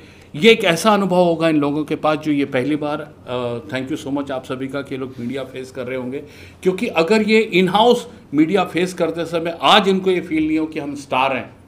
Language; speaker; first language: Hindi; native; Hindi